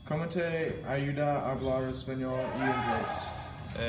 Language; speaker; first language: Spanish; non-native, learner; English